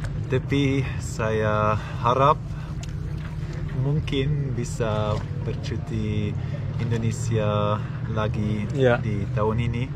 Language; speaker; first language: Indonesian; non-native, learner; Swiss German